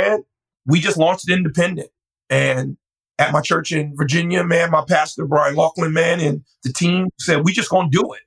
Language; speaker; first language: English; native; English